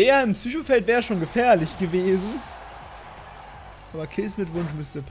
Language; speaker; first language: German; native; German